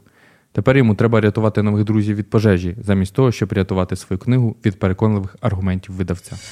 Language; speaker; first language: Ukrainian; native; Ukrainian